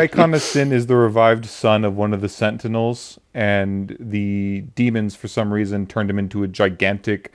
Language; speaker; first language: English; native; English